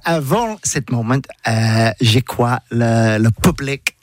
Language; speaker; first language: French; non-native, learner; English